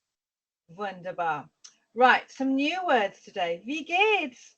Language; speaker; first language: German; non-native, fluent; English